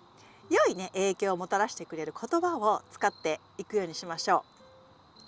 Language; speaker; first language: Japanese; native; Japanese